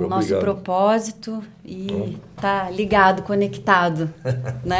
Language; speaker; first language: Portuguese; native; Portuguese